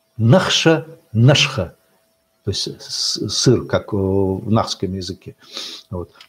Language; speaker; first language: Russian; non-native, local second language; Chechen